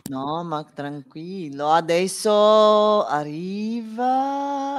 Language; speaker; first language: Italian; non-native, learner; Portuguese